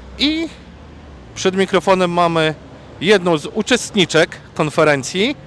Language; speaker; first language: Polish; native; Polish